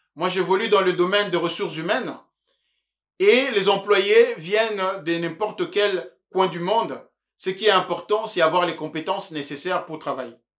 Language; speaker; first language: French; non-native, local second language; Luba-Lulua